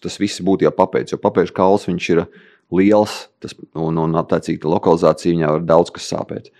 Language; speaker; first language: Latvian; native; Latvian